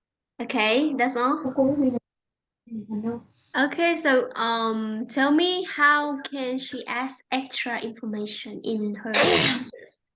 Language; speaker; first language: English; non-native, fluent; Vietnamese